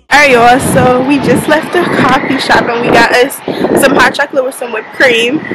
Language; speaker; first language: English; native; English